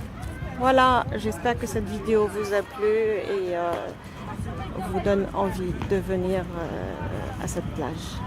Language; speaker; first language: French; native; French